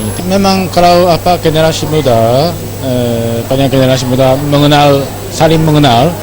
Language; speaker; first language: Indonesian; non-native, fluent; Japanese